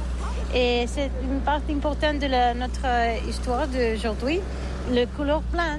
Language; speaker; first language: French; non-native, learner; Catalan